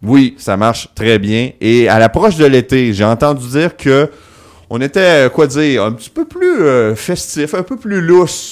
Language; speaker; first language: French; native; French